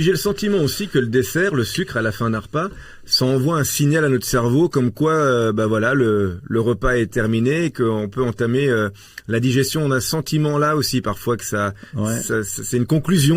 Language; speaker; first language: French; native; French